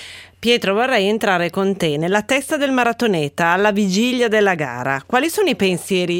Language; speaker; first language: Italian; native; Italian